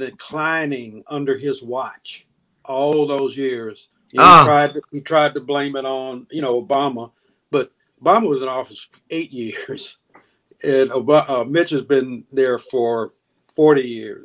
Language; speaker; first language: English; native; English